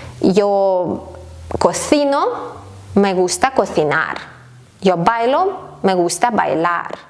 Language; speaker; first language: Spanish; non-native, fluent; Ukrainian